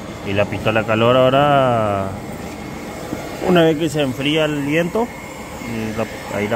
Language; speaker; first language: Spanish; native; Spanish